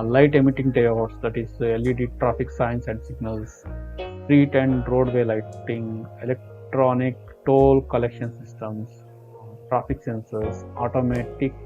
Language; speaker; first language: English; non-native, local second language; Kannada